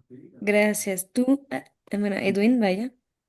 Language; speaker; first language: Spanish; non-native, fluent; French